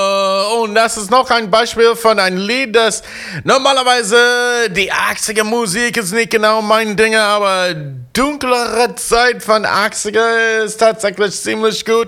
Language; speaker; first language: German; non-native, fluent; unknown